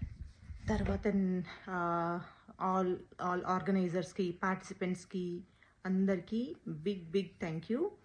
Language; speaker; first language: Telugu; native; Telugu